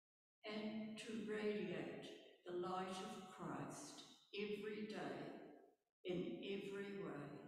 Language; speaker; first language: English; native; English